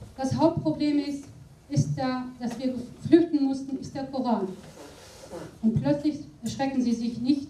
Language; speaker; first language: German; non-native, fluent; Aramaic